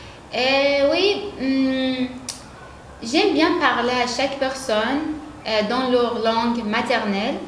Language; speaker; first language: French; non-native, fluent; Persian